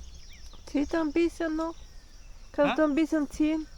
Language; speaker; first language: German; non-native, fluent; Portuguese